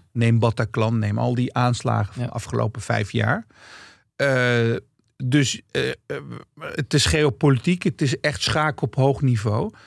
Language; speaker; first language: Dutch; early bilingual, other home language; Turkish